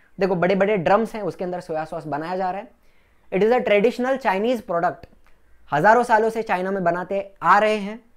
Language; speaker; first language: Hindi; non-native, local second language; Gujarati